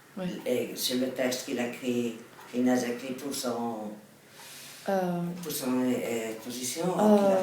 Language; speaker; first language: French; non-native, learner; Catalan